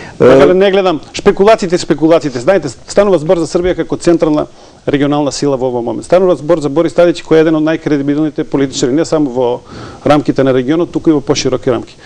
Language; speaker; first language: Macedonian; non-native, local second language; Serbian